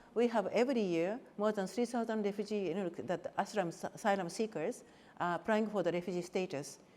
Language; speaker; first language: English; non-native, fluent; Japanese